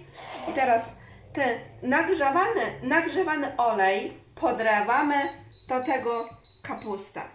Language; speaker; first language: Polish; non-native, learner; Chinese